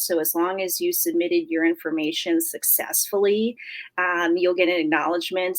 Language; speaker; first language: English; native; English